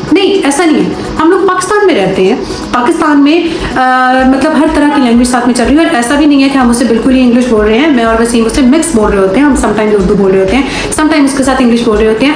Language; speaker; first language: Urdu; native; Urdu